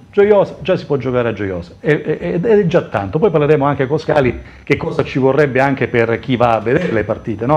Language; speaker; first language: Italian; native; Italian